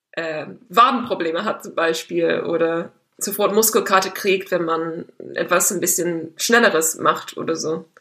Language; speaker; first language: German; non-native, fluent; English